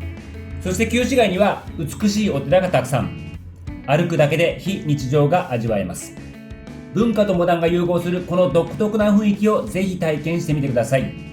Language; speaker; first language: Japanese; native; Japanese